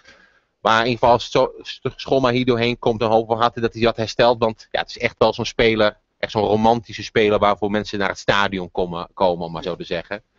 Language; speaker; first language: Dutch; native; Dutch